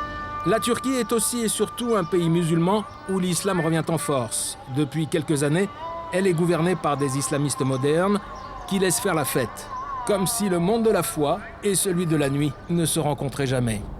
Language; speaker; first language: French; native; French